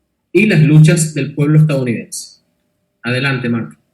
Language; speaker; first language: Spanish; native; Spanish